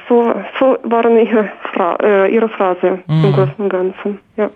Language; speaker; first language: German; non-native, fluent; Russian